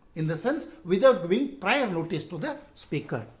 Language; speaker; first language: English; non-native, local second language; Kannada